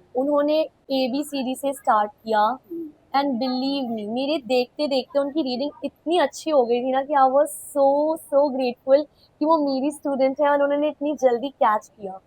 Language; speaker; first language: Hindi; non-native, local second language; Kashmiri